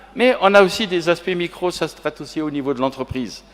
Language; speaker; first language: French; non-native, local second language; Arabic